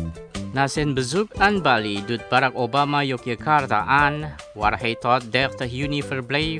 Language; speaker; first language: Dutch; non-native, learner; Indonesian